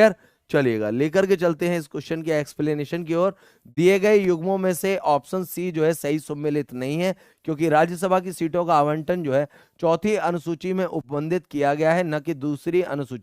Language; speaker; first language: Hindi; native; Hindi